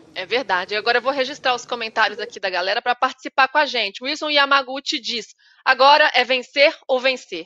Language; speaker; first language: Portuguese; native; Portuguese